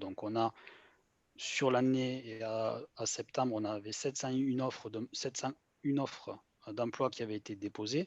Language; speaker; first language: French; native; French